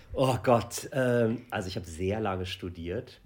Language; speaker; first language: German; native; German